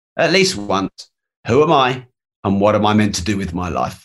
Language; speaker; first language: English; native; English